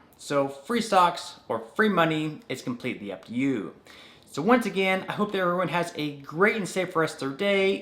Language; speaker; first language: English; native; English